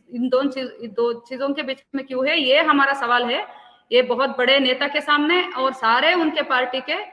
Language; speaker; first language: Hindi; non-native, local second language; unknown